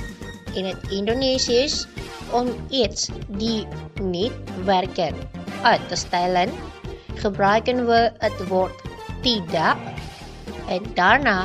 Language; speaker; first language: Dutch; non-native, learner; Indonesian